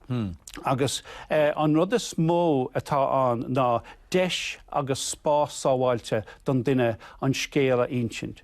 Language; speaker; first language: Irish; non-native, local second language; English